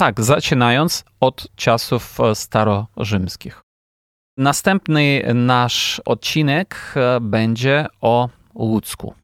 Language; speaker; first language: Polish; non-native, fluent; Ukrainian